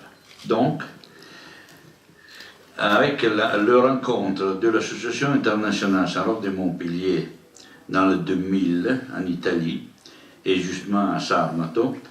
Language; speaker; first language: French; non-native, learner; Italian